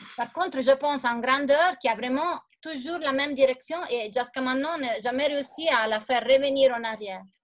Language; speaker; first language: French; non-native, fluent; Italian